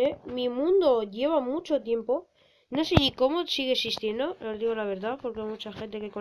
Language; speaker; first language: Spanish; native; Spanish